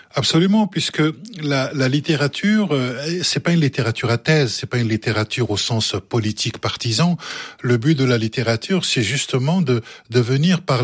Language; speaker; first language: French; early bilingual, other home language; Arabic